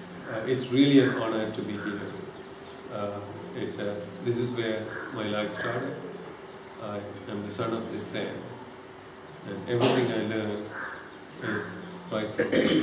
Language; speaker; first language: English; non-native, local second language; Tamil